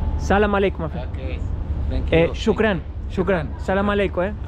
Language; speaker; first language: English; non-native, learner; Spanish